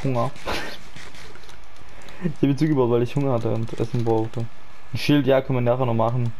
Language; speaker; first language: German; native; German